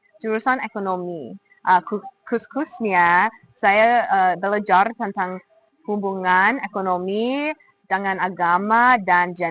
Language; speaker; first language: Indonesian; non-native, fluent; English